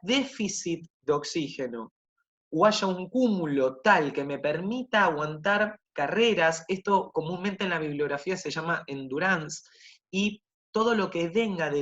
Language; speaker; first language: Spanish; native; Spanish